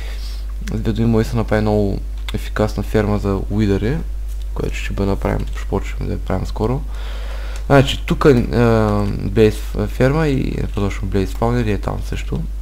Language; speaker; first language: Bulgarian; native; Bulgarian